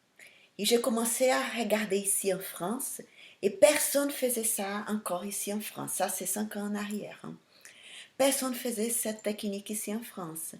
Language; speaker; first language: French; non-native, fluent; Portuguese